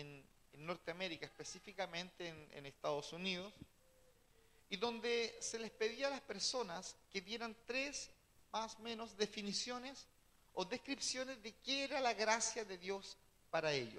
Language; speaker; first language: Spanish; native; Spanish